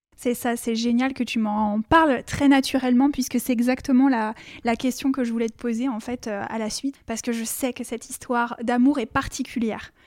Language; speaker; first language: French; native; French